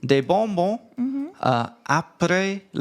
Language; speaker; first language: French; non-native, learner; English